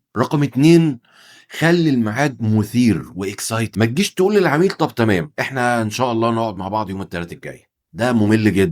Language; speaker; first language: Arabic; native; Arabic